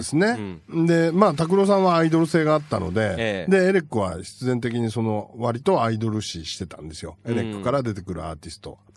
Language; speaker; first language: Japanese; native; Japanese